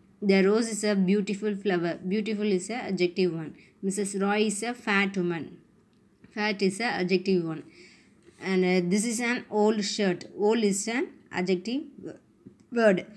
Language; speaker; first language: English; non-native, local second language; Tamil